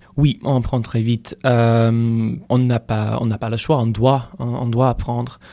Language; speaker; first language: French; non-native, learner; English